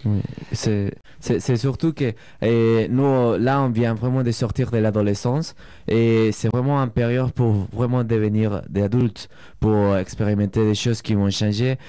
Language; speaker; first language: French; non-native, fluent; Spanish